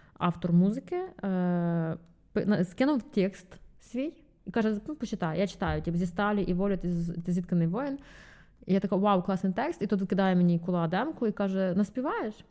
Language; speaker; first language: Ukrainian; non-native, local second language; Russian